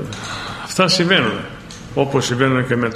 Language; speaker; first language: Greek; non-native, fluent; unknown